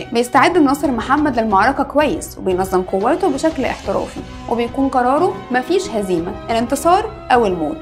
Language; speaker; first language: Arabic; native; Arabic